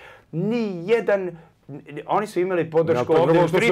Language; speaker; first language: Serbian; early bilingual, heritage; English